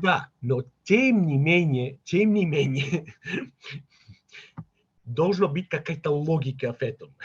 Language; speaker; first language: Russian; non-native, fluent; Catalan